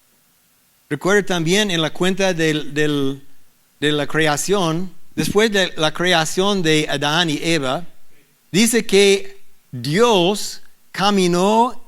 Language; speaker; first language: Spanish; non-native, learner; English